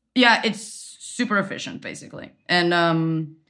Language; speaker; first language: English; non-native, fluent; Portuguese